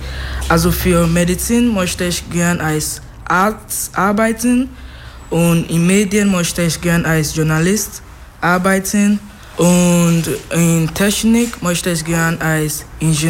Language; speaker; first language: German; non-native, local second language; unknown